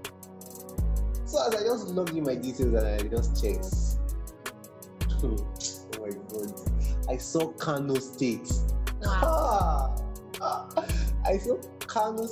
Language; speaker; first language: English; non-native, local second language; Igbo